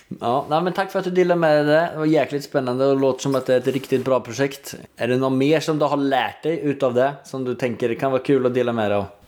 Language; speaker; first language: Swedish; native; Swedish